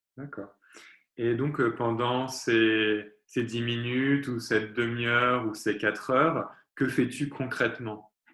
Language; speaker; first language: French; native; French